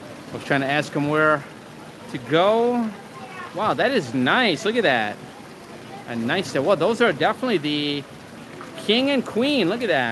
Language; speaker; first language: English; native; English